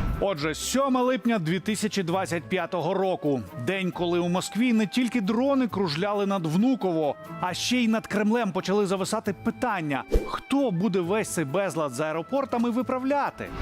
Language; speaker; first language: Ukrainian; native; Ukrainian